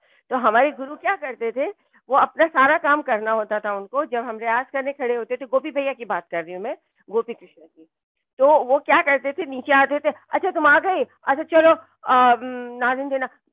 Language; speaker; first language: Hindi; native; Hindi